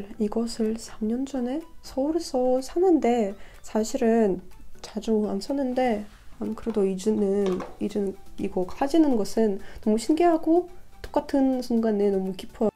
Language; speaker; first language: Korean; non-native, learner; Russian